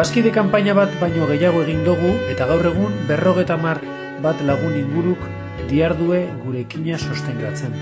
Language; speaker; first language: Basque; native; Basque